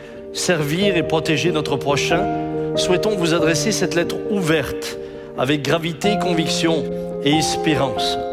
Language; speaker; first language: French; native; French